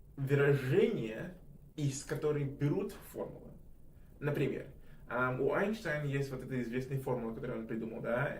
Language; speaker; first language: Russian; non-native, fluent; English